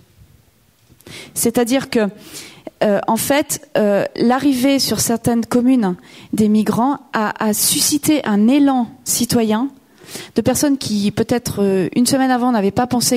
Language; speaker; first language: French; native; French